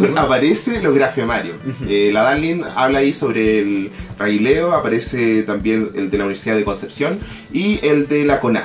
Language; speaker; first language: Spanish; native; Spanish